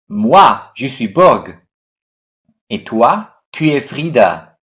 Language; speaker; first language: French; non-native, fluent; English